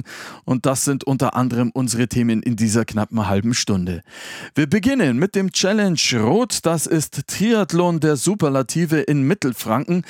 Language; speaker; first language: German; native; German